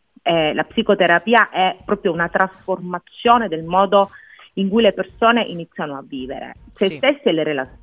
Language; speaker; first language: Italian; native; Italian